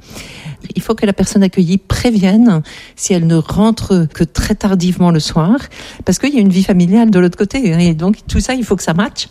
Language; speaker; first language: French; native; French